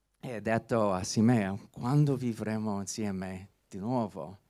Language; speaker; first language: Italian; non-native, learner; English